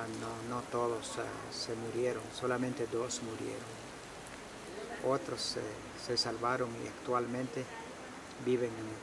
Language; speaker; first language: Spanish; non-native, local second language; Kʼicheʼ